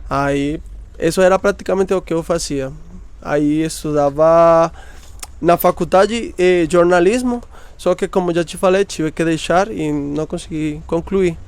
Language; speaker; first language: Portuguese; non-native, fluent; Spanish